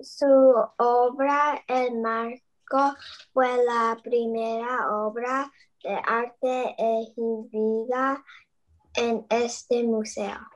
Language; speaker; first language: Spanish; non-native, learner; English